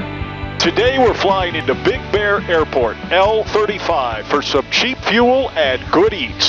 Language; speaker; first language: English; native; English